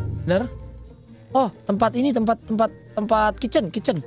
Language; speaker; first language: Indonesian; native; Indonesian